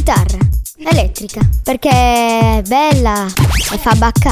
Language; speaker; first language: Italian; native; Italian